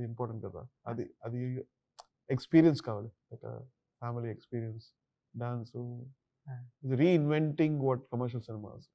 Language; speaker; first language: Telugu; non-native, learner; Tamil